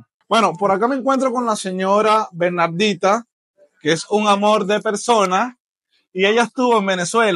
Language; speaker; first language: Spanish; native; Spanish